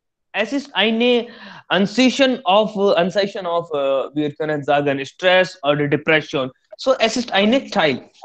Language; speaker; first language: German; non-native, learner; Hindi